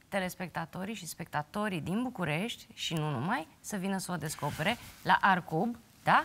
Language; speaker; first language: Romanian; native; Romanian